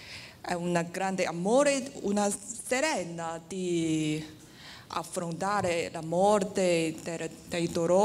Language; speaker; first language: Italian; non-native, learner; Chinese